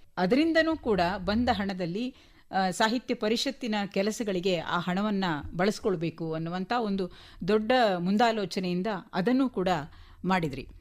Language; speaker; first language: Kannada; native; Kannada